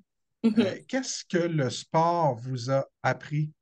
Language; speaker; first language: French; native; French